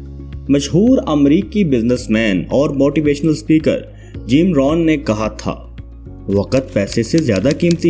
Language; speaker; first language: Urdu; native; Urdu